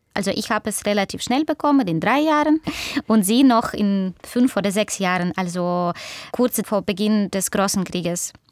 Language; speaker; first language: German; non-native, fluent; Russian